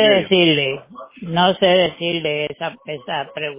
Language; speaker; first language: Spanish; native; Spanish